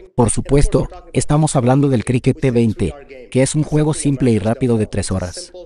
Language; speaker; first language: Spanish; non-native, fluent; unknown